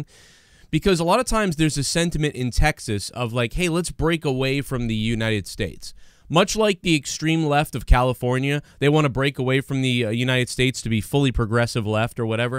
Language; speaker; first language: English; native; English